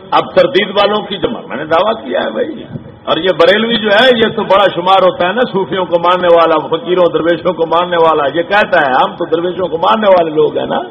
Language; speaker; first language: Urdu; non-native, local second language; Punjabi